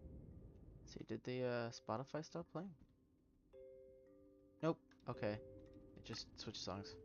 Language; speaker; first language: English; native; English